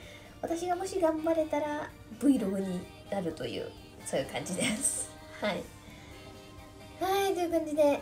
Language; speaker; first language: Japanese; native; Japanese